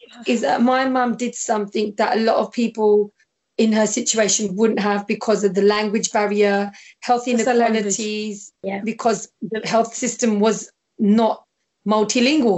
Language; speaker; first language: English; native; English